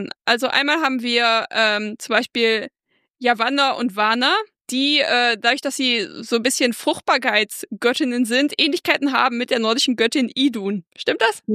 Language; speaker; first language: German; native; German